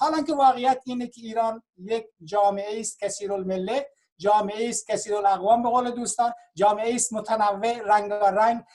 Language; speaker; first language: Persian; non-native, local second language; Baluchi